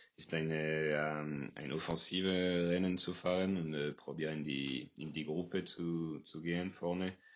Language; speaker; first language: German; non-native, local second language; French